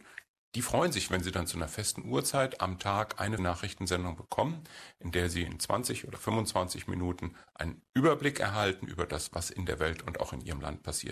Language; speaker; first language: German; native; German